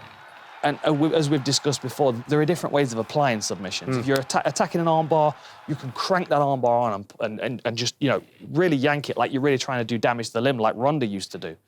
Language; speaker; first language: English; native; English